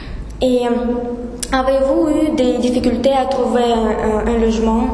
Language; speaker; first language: French; non-native, learner; Russian